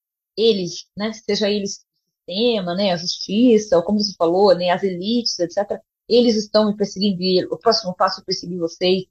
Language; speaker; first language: Portuguese; native; Portuguese